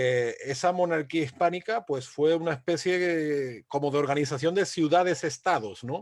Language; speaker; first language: Spanish; native; Spanish